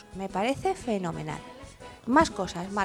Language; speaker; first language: Spanish; native; Spanish